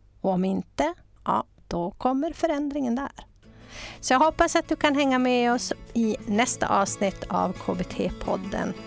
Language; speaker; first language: Swedish; native; Swedish